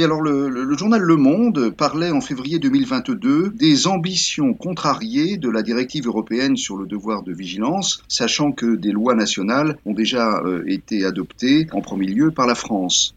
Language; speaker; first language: French; native; French